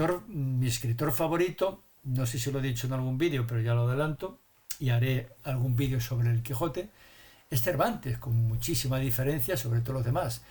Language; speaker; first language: Spanish; native; Spanish